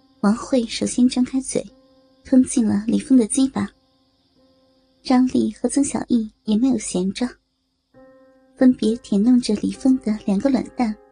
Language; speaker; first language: Chinese; native; Chinese